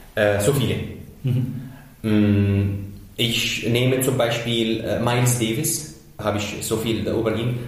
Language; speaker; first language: German; non-native, fluent; Arabic